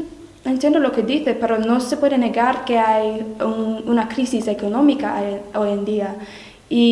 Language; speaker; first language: Spanish; non-native, learner; English